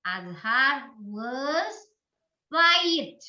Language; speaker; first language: English; non-native, learner; Indonesian